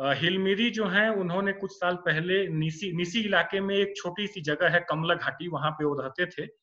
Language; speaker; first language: Hindi; native; Hindi